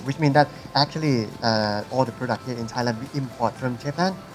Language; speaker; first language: English; non-native, fluent; Thai